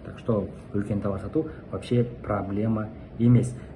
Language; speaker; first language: Russian; non-native, local second language; Kazakh